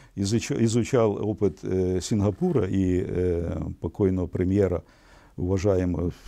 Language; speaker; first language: Russian; non-native, local second language; Ukrainian